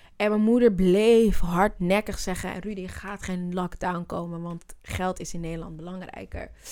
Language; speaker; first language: Dutch; native; Dutch